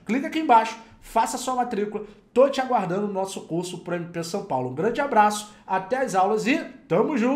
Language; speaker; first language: Portuguese; native; Portuguese